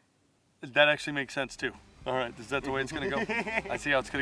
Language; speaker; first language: English; native; English